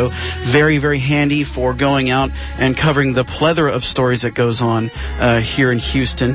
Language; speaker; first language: English; native; English